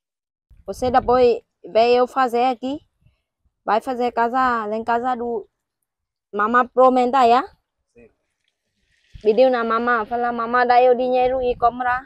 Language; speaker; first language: Portuguese; non-native, learner; Vietnamese